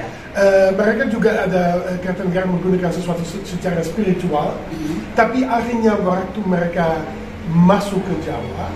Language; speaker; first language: Indonesian; non-native, fluent; Dutch